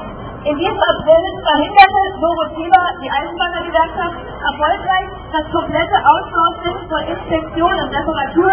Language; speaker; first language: German; native; German